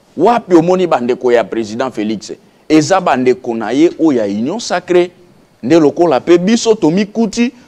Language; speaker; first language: Lingala; native; Lingala